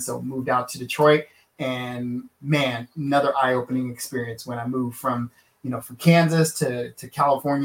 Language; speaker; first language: English; native; English